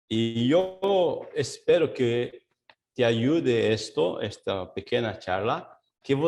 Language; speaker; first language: Spanish; non-native, fluent; Portuguese